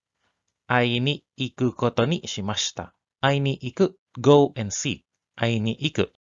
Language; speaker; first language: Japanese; non-native, learner; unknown